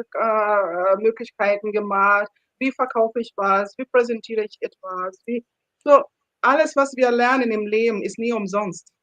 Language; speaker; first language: German; non-native, fluent; Ganda